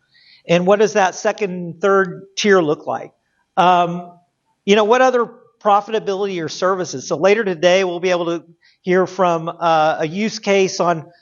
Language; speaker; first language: English; native; English